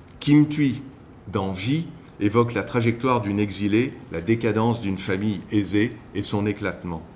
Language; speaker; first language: French; native; French